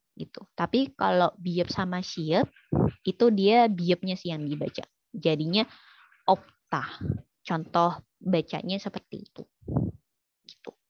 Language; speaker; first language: Indonesian; native; Indonesian